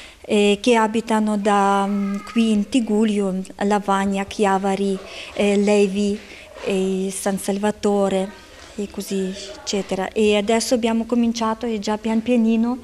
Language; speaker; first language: Italian; non-native, fluent; Ukrainian